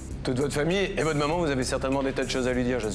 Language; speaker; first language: French; native; French